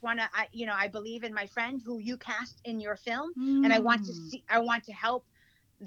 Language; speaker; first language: English; early bilingual, other home language; Hiligaynon